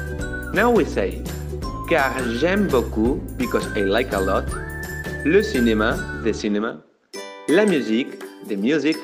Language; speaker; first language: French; non-native, fluent; Spanish